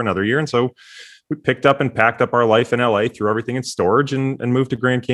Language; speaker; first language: English; native; English